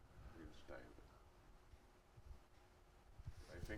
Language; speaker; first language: English; non-native, learner; Wolof